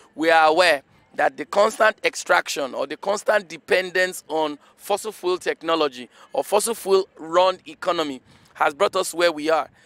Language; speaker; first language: English; non-native, local second language; Igbo